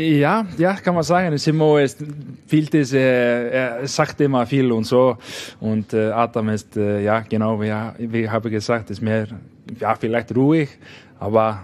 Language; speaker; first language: German; non-native, learner; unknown